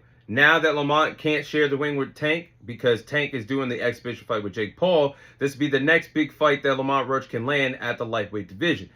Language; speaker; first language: English; native; English